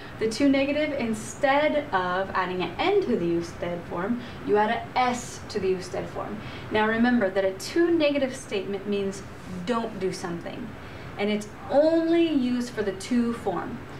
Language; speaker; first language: English; native; English